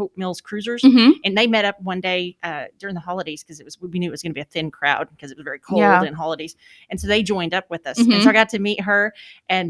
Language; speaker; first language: English; native; English